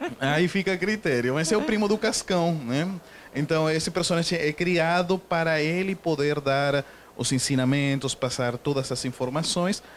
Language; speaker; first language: Portuguese; non-native, fluent; Spanish